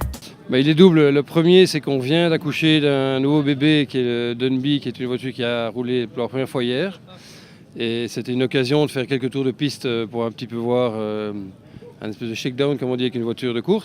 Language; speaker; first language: French; native; French